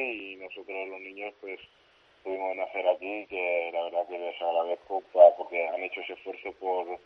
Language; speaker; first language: Spanish; native; Spanish